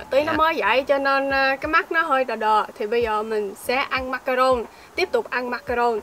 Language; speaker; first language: Vietnamese; early bilingual, heritage; Vietnamese